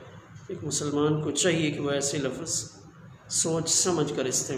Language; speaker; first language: Urdu; native; Urdu